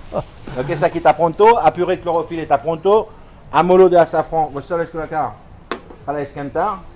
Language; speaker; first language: Portuguese; non-native, fluent; French